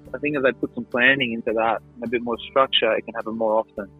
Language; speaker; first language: English; non-native, local second language; Greek